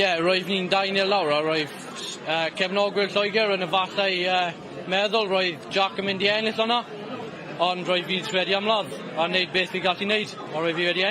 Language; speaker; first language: Welsh; non-native, local second language; English